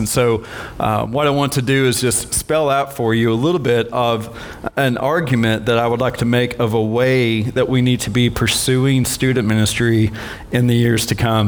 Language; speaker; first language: English; native; English